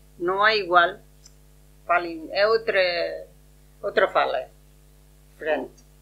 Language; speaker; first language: Portuguese; native; Portuguese